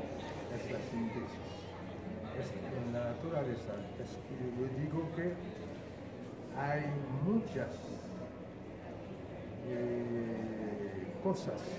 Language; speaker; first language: Spanish; non-native, fluent; Haitian Creole